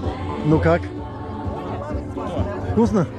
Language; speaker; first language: Russian; non-native, learner; English